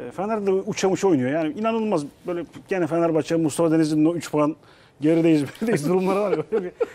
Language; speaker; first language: Turkish; native; Turkish